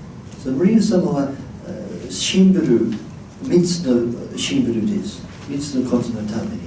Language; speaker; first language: Japanese; non-native, fluent; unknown